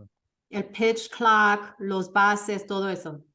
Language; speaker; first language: Spanish; early bilingual, heritage; Spanish